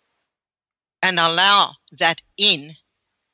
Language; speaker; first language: English; early bilingual, other home language; Hungarian